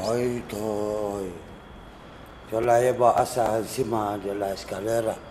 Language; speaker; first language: Spanish; non-native, learner; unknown